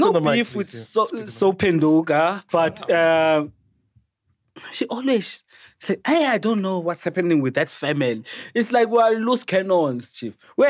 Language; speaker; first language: English; non-native, local second language; Xhosa